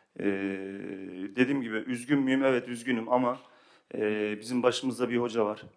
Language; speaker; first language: Turkish; early bilingual, heritage; Turkish